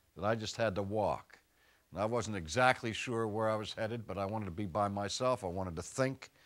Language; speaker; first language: English; native; English